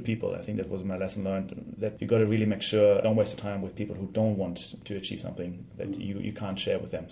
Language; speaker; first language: English; non-native, fluent; German